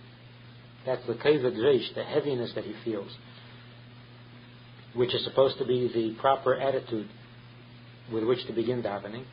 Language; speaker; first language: English; native; English